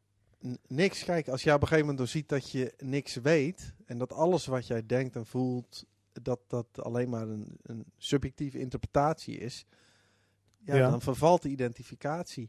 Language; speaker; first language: Dutch; native; Dutch